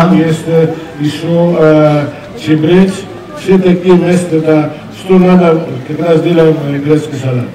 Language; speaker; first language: Russian; non-native, learner; Greek